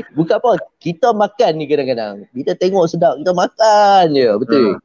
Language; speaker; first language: Malay; native; Malay